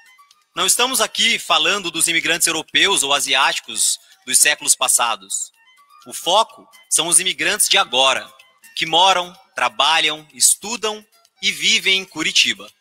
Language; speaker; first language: Portuguese; native; Portuguese